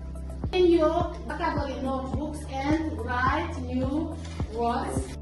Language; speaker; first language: English; non-native, learner; Kazakh